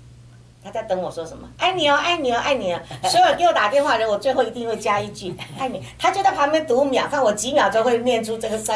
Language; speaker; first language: Chinese; native; Chinese